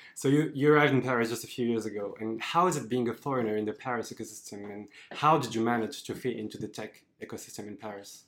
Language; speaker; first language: English; non-native, fluent; French